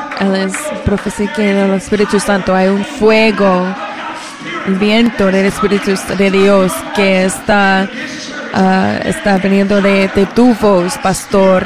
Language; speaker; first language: Spanish; non-native, learner; English